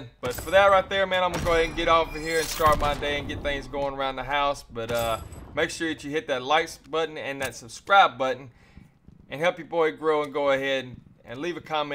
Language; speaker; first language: English; native; English